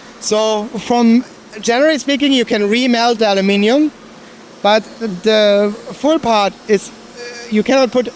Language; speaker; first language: English; non-native, fluent; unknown